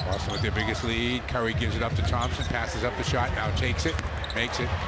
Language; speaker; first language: English; native; English